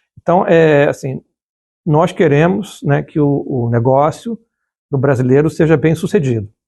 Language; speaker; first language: Portuguese; native; Portuguese